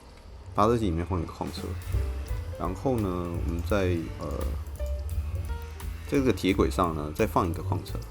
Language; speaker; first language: Chinese; native; Chinese